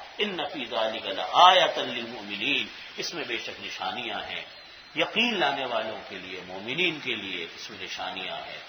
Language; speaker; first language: Urdu; native; Urdu